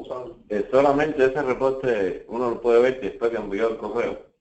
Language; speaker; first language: Spanish; native; Spanish